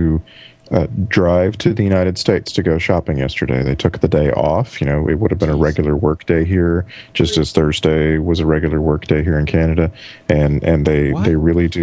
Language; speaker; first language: English; native; English